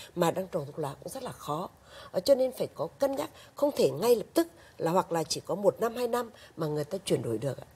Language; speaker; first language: Vietnamese; native; Vietnamese